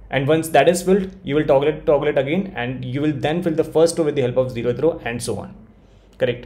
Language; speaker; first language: English; non-native, local second language; Hindi